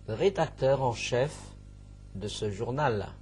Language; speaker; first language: French; non-native, fluent; Chinese